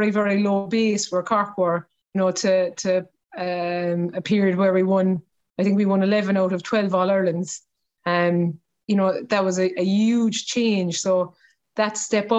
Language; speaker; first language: English; native; English